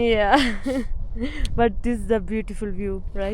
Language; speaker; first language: English; non-native, learner; Malayalam